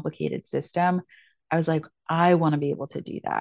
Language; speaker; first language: English; native; English